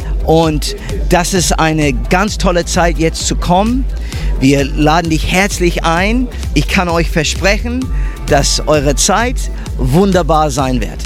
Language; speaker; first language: German; early bilingual, heritage; English